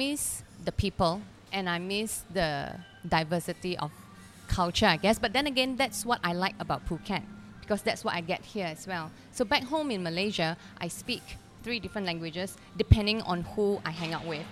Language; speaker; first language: English; non-native, local second language; Cantonese